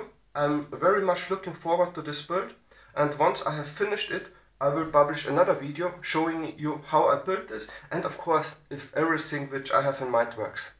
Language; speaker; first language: English; non-native, fluent; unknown